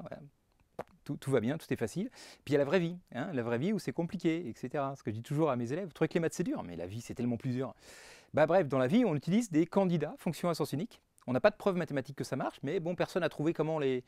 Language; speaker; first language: French; native; French